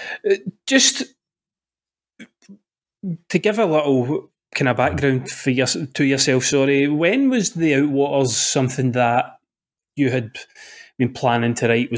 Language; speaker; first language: English; native; English